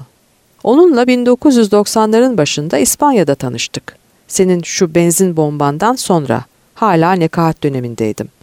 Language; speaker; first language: Turkish; native; Turkish